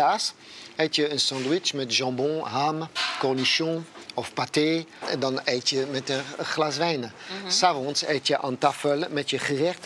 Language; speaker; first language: Dutch; non-native, fluent; French